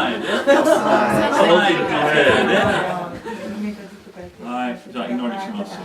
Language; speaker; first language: Japanese; non-native, learner; English